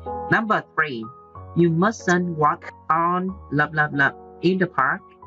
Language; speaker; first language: English; non-native, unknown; Vietnamese